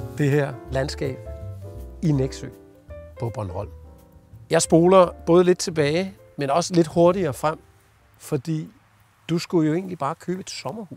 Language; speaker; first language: Danish; native; Danish